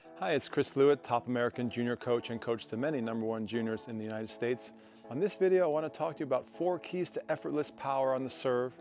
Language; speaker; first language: English; native; English